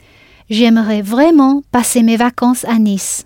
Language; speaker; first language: French; non-native, fluent; English